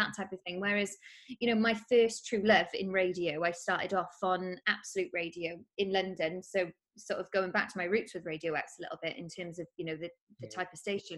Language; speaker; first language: English; native; English